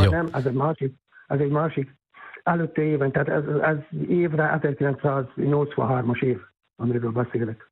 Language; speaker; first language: Hungarian; native; Hungarian